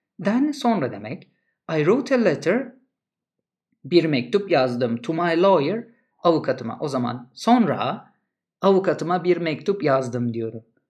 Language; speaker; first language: Turkish; native; Turkish